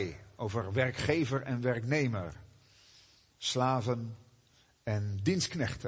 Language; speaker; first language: Dutch; native; Dutch